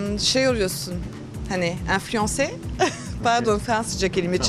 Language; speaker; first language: Turkish; early bilingual, heritage; Turkish